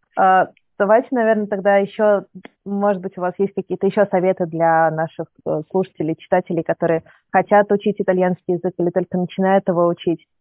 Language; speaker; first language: Russian; native; Russian